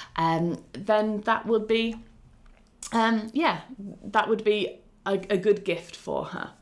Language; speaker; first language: English; native; English